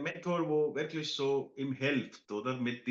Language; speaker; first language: German; non-native, fluent; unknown